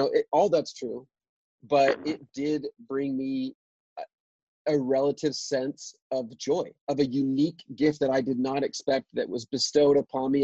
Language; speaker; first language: English; native; English